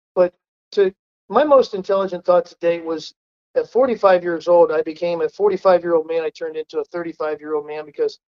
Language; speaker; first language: English; native; English